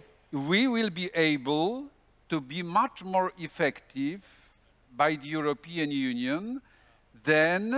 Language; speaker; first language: English; non-native, fluent; Polish